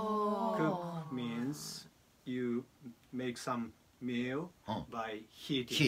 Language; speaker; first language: English; non-native, learner; Japanese